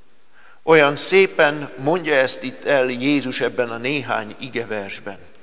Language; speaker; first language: Hungarian; native; Hungarian